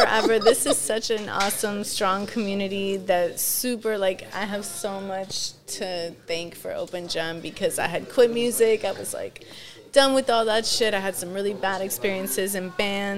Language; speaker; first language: English; early bilingual, other home language; Spanish